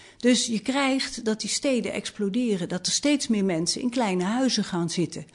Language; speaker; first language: Dutch; native; Dutch